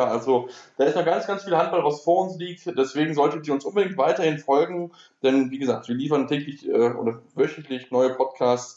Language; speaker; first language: German; native; German